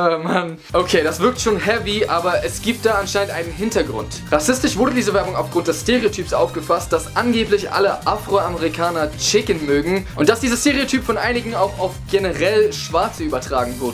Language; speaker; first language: German; native; German